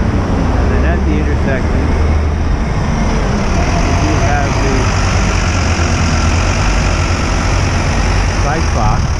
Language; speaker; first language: English; native; English